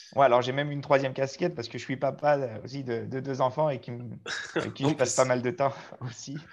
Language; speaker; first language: French; native; French